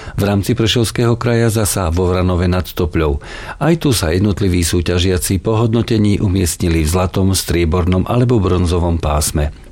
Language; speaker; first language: Slovak; native; Slovak